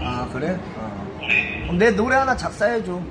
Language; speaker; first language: Korean; native; Korean